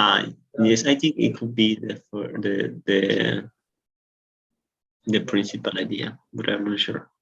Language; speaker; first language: English; non-native, learner; Spanish